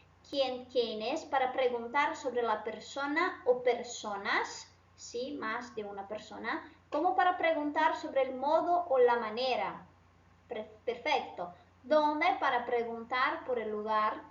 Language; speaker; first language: Spanish; non-native, fluent; Portuguese